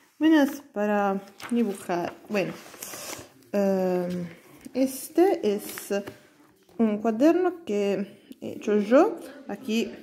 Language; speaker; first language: Spanish; non-native, learner; Italian